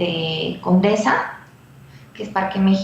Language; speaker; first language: Spanish; native; Spanish